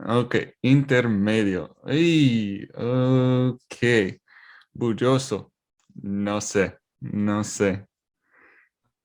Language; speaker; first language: Spanish; non-native, learner; English